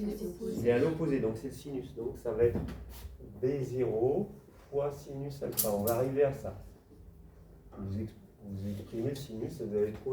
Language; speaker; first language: French; native; French